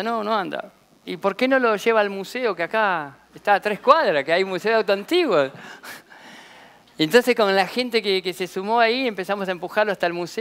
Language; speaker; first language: Spanish; native; Spanish